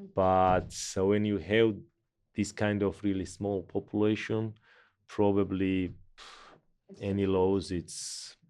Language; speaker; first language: English; non-native, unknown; Georgian